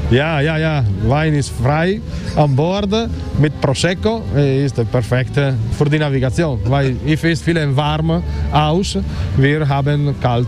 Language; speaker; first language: German; non-native, learner; Italian